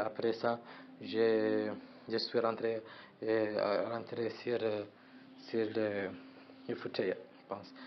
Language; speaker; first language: French; non-native, learner; Arabic